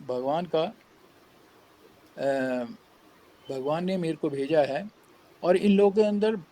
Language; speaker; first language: Hindi; native; Hindi